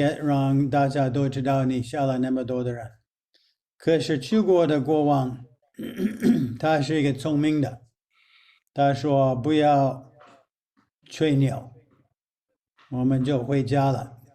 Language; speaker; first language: Chinese; non-native, fluent; English